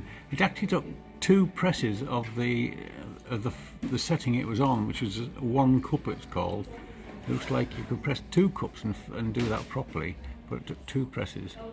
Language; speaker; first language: English; native; English